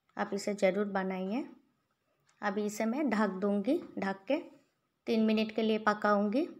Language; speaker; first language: Hindi; non-native, local second language; Bangla